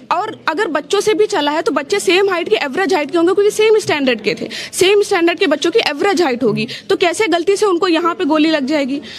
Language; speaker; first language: Hindi; native; Hindi